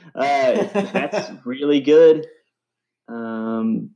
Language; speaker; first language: English; native; English